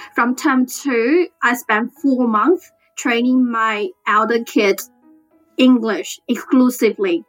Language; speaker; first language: English; non-native, fluent; Chinese